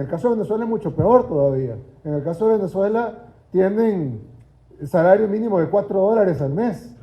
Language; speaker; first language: Spanish; native; Spanish